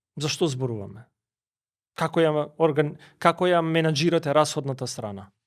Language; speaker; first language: Macedonian; non-native, local second language; Albanian